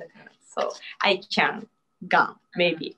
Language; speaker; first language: English; non-native, learner; Japanese